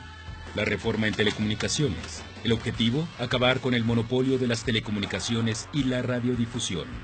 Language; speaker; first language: Spanish; native; Spanish